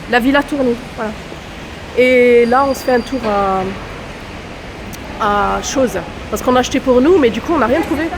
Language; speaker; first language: French; native; French